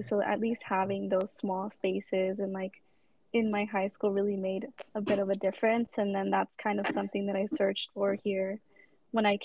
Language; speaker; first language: English; native; English